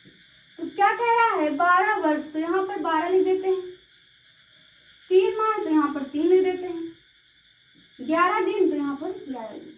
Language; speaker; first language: Hindi; native; Hindi